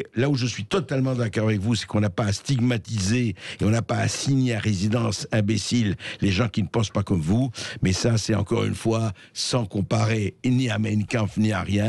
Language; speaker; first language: French; native; French